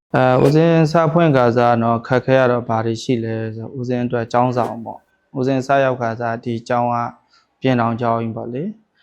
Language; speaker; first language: Burmese; native; Burmese